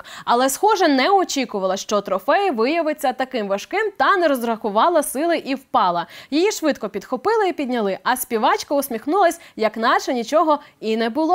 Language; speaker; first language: Ukrainian; native; Ukrainian